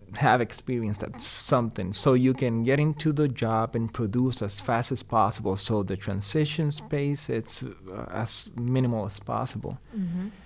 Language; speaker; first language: English; non-native, fluent; Spanish